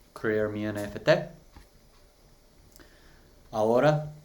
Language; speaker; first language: Spanish; non-native, learner; English